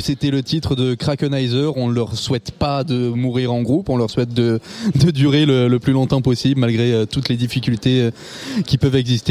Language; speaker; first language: French; native; French